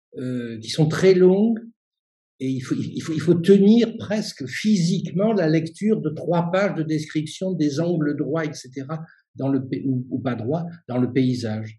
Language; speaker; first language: French; native; French